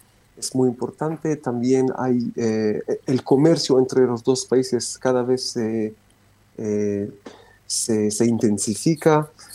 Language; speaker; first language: Spanish; non-native, fluent; Romanian